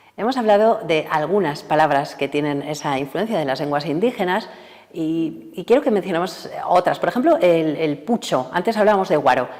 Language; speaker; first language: Spanish; native; Spanish